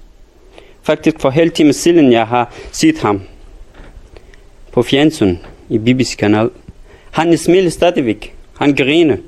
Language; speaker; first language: Danish; non-native, learner; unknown